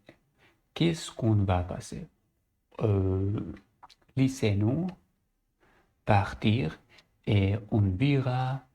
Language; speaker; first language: French; non-native, learner; Arabic